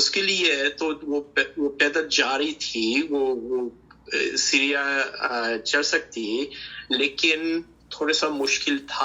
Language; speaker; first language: Hindi; early bilingual, heritage; Hindi